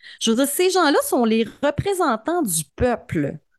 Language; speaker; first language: French; native; French